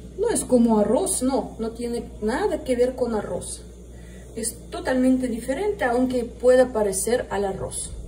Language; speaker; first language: Spanish; non-native, fluent; Russian